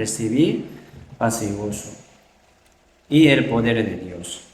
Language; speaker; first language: Spanish; non-native, learner; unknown